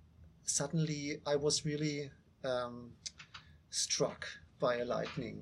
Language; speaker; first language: English; non-native, fluent; German